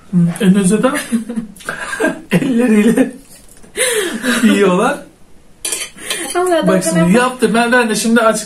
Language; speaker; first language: Turkish; native; Turkish